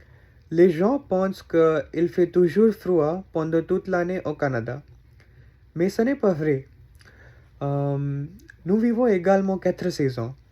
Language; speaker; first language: French; non-native, learner; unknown